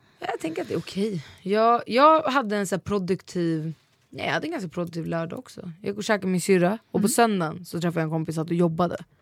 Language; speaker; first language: Swedish; native; Swedish